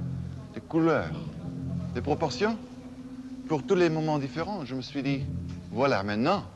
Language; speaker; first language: French; non-native, fluent; German